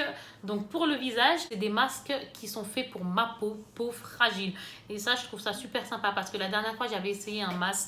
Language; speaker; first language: French; native; French